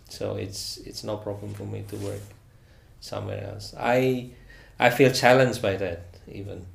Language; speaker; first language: English; non-native, fluent; Indonesian